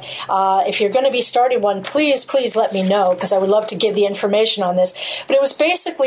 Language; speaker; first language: English; native; English